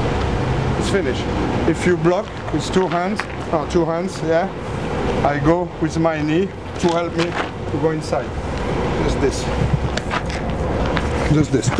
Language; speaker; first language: English; non-native, learner; French